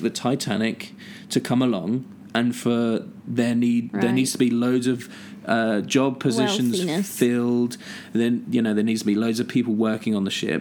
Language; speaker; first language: English; native; English